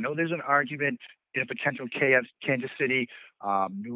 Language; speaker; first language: English; native; English